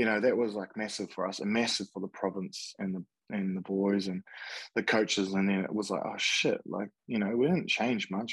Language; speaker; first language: English; native; English